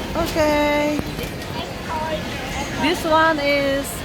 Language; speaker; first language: English; non-native, learner; Filipino